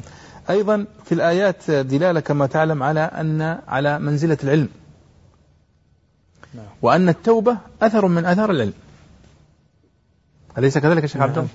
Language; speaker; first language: Arabic; native; Arabic